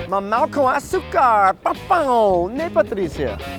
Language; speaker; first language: Portuguese; non-native, fluent; English